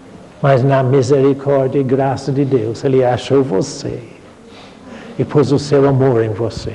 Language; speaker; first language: Portuguese; non-native, fluent; English